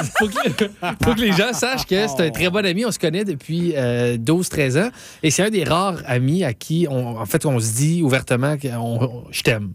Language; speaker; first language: French; native; French